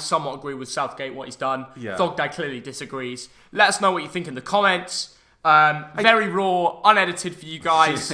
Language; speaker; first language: English; native; English